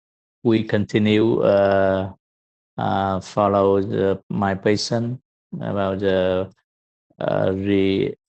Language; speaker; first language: English; non-native, learner; Vietnamese